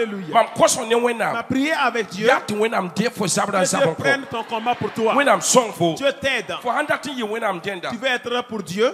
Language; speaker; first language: French; non-native, local second language; Mossi